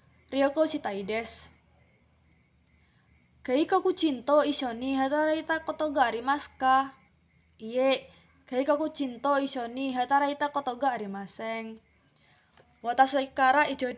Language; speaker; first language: Japanese; non-native, learner; Indonesian